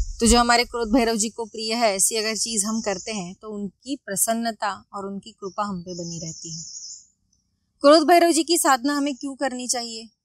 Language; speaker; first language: Hindi; non-native, local second language; Marathi